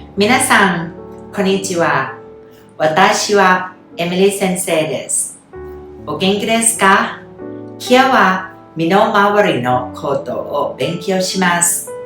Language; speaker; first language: Japanese; non-native, fluent; Thai